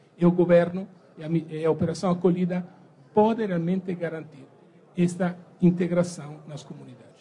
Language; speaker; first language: Portuguese; non-native, fluent; Italian